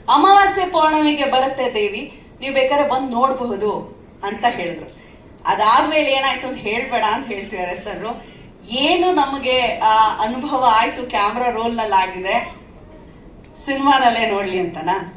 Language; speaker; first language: Kannada; native; Kannada